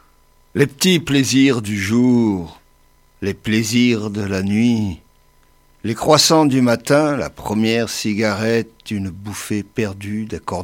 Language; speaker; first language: French; native; French